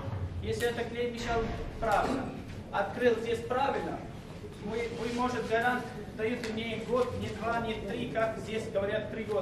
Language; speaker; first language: Russian; non-native, learner; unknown